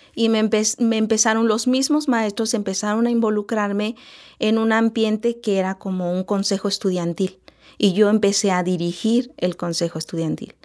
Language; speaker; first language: Spanish; non-native, local second language; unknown